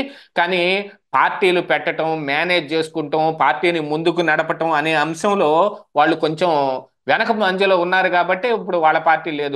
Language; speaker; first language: Telugu; native; Telugu